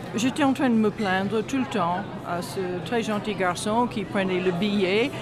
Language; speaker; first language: French; non-native, fluent; English